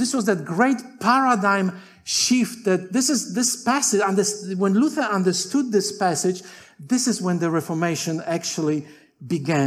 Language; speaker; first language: English; non-native, fluent; Polish